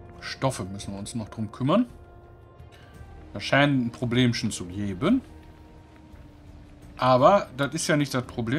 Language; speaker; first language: German; native; German